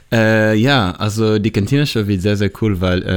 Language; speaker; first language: German; non-native, learner; Hebrew